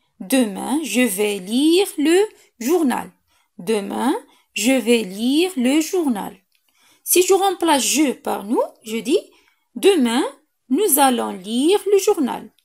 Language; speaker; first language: French; non-native, local second language; Arabic